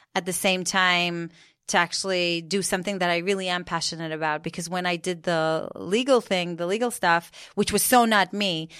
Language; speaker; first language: English; non-native, fluent; Hebrew